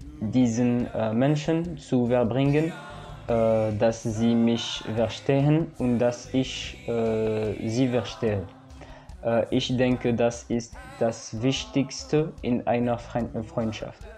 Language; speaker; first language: German; non-native, learner; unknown